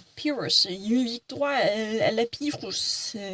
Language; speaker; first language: French; non-native, learner; Korean